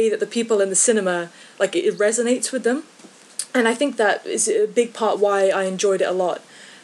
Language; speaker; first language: English; native; English